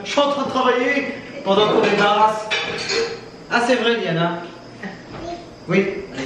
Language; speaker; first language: French; native; French